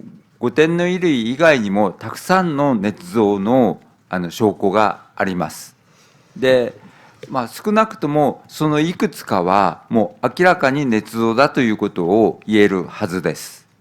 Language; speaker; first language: Japanese; native; Japanese